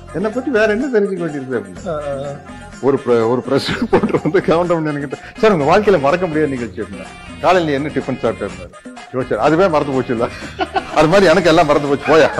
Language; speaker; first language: Tamil; native; Tamil